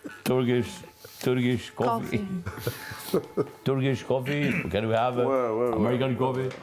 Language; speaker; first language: English; non-native, learner; Albanian